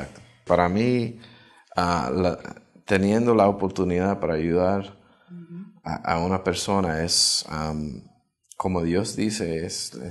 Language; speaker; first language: Spanish; early bilingual, heritage; Spanish